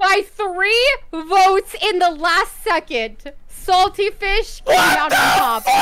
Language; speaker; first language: English; native; English